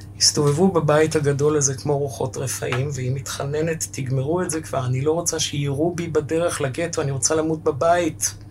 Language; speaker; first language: Hebrew; early bilingual, other home language; German